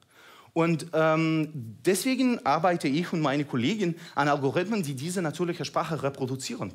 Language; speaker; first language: German; non-native, fluent; Russian